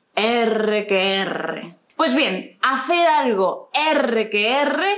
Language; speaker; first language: Spanish; native; Spanish